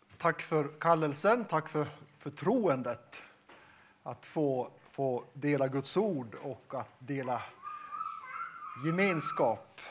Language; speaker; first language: Swedish; non-native, local second language; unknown